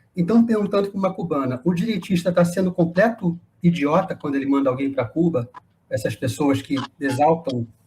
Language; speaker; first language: Portuguese; native; Portuguese